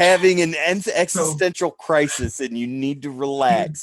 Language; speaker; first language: English; native; English